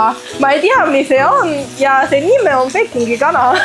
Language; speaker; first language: Estonian; non-native, learner; Chinese